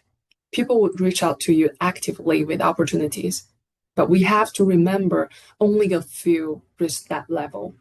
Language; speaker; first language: English; non-native, fluent; Chinese